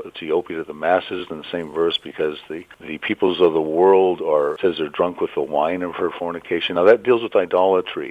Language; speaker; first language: English; native; English